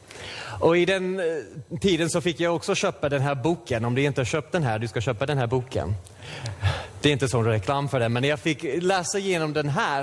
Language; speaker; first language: Swedish; non-native, fluent; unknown